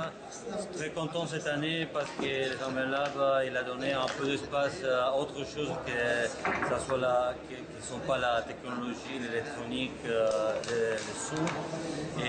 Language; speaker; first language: French; non-native, fluent; Spanish